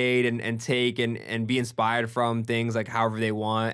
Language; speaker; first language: English; early bilingual, other home language; Gujarati